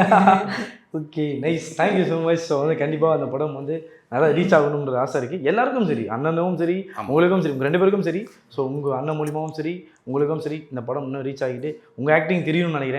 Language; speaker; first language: Tamil; native; Tamil